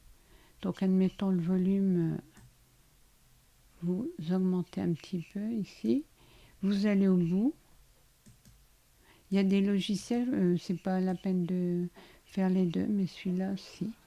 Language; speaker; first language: French; native; French